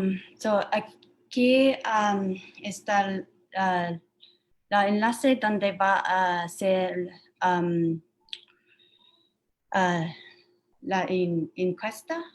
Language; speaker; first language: Spanish; non-native, fluent; English